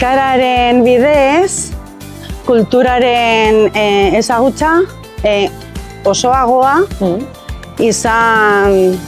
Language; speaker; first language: Basque; non-native, learner; Spanish